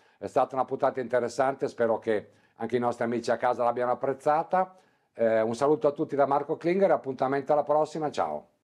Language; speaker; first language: Italian; native; Italian